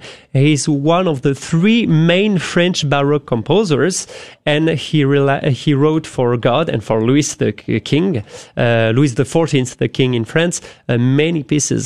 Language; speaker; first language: English; non-native, fluent; French